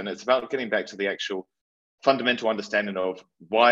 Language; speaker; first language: English; native; English